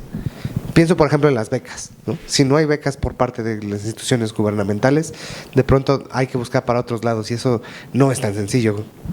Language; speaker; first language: Spanish; native; Spanish